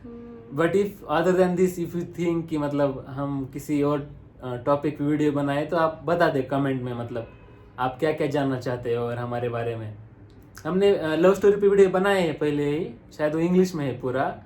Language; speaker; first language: Hindi; non-native, local second language; Marathi